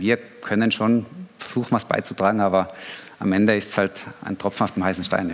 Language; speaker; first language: German; native; German